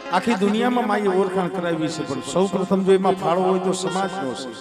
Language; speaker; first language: Gujarati; native; Gujarati